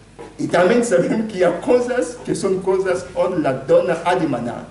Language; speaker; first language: Catalan; non-native, fluent; Lingala